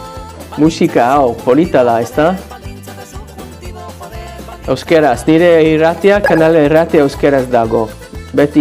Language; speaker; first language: Basque; non-native, learner; English